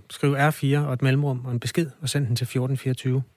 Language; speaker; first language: Danish; native; Danish